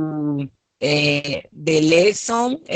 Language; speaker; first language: English; non-native, learner; Spanish